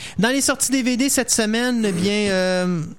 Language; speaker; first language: French; native; French